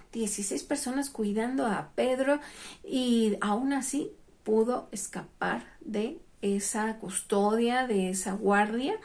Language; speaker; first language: Spanish; native; Spanish